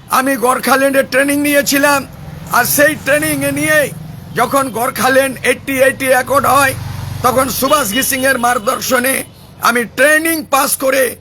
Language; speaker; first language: Bangla; non-native, local second language; Santali